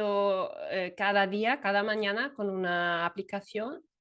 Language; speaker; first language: Spanish; non-native, fluent; German